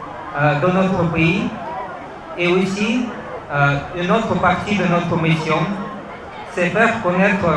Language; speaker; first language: French; non-native, fluent; Russian